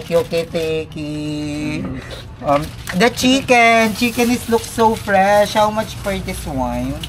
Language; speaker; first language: English; non-native, local second language; Filipino